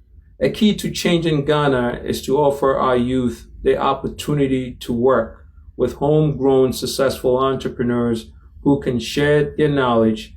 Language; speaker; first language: English; non-native, local second language; Akan